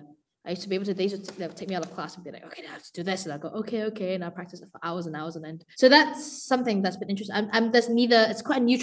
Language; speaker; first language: English; non-native, local second language; Cantonese